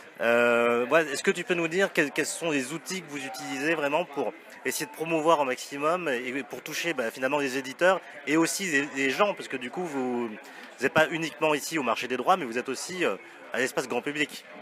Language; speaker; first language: French; native; French